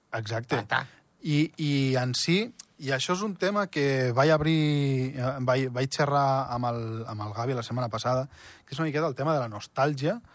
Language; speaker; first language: Catalan; native; Catalan